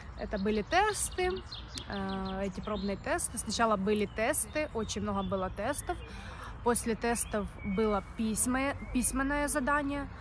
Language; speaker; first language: Russian; native; Russian